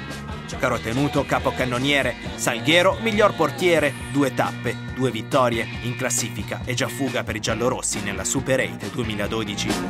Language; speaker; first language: Italian; native; Italian